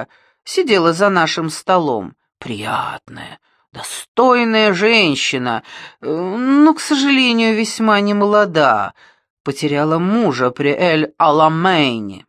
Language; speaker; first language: Russian; native; Russian